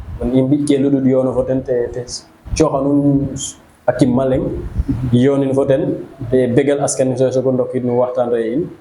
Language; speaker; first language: Wolof; non-native, local second language; Serer